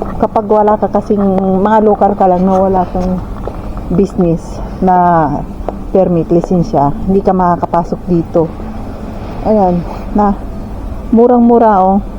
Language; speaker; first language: Filipino; native; Filipino